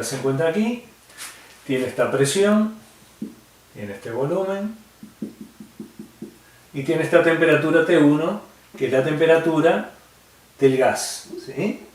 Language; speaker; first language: Spanish; native; Spanish